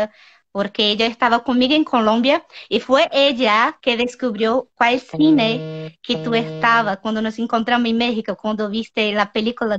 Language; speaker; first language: Spanish; non-native, learner; Portuguese